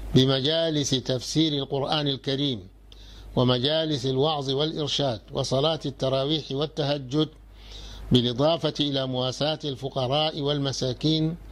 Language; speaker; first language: Arabic; non-native, fluent; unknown